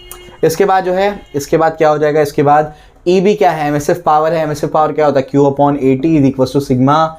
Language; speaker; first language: Hindi; native; Hindi